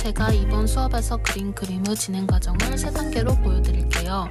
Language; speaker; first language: Korean; native; Korean